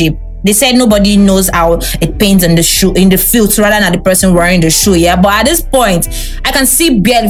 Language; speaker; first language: English; non-native, local second language; Igbo